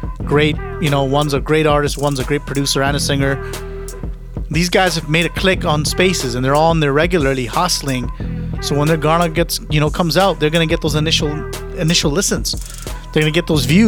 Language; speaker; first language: English; early bilingual, other home language; Punjabi